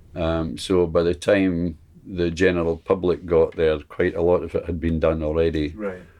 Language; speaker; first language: English; native; English